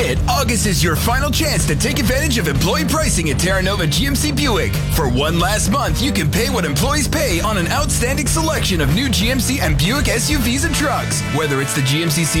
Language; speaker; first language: English; native; English